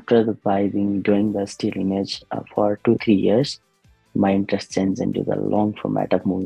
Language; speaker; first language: English; non-native, learner; Nepali